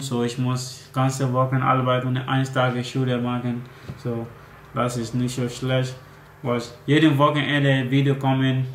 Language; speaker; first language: German; non-native, learner; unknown